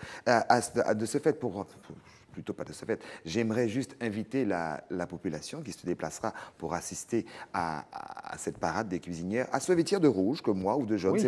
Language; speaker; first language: French; native; French